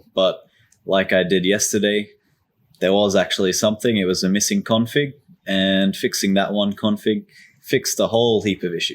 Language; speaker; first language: English; native; English